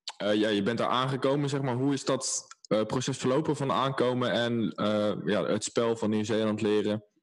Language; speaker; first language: Dutch; native; Dutch